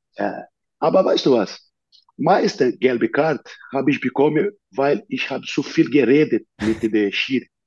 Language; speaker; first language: German; non-native, fluent; Portuguese